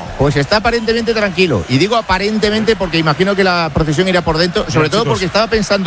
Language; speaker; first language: Spanish; native; Spanish